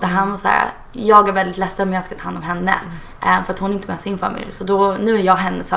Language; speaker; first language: Swedish; early bilingual, heritage; Swedish